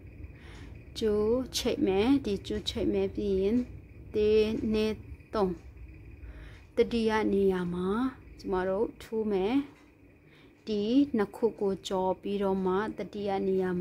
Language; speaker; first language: Burmese; non-native, local second language; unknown